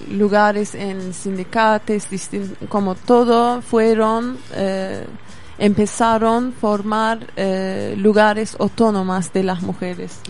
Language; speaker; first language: Spanish; non-native, fluent; Kurdish